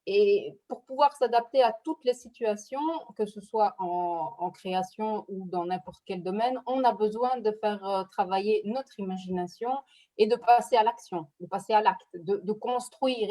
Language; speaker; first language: French; native; French